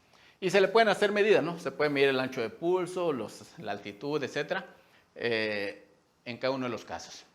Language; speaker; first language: Spanish; native; Spanish